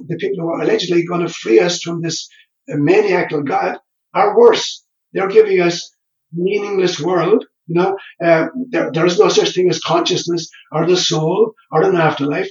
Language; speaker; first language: English; non-native, local second language; Irish